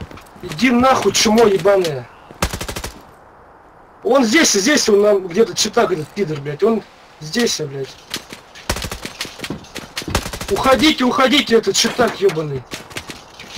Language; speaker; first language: Russian; native; Russian